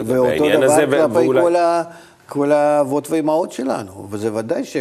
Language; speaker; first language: Hebrew; non-native, fluent; Russian